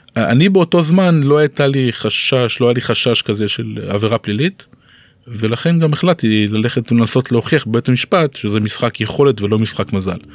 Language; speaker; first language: Hebrew; native; Hebrew